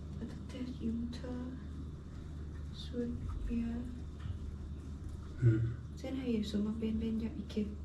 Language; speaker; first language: Turkish; non-native, learner; Lao